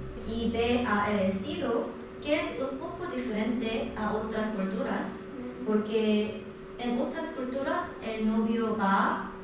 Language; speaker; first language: Spanish; non-native, learner; Korean